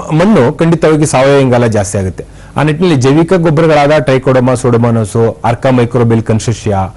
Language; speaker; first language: Kannada; native; Kannada